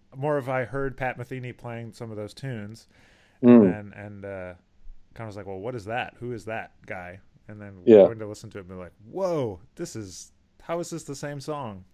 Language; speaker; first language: English; native; English